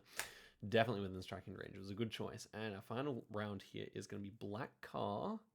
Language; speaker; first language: English; native; English